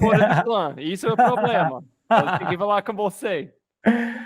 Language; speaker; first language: Portuguese; non-native, fluent; English